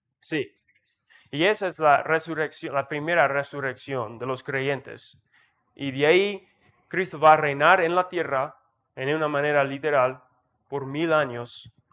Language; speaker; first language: Spanish; non-native, learner; English